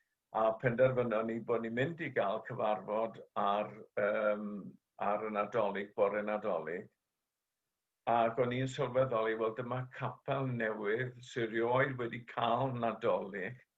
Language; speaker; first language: Welsh; native; Welsh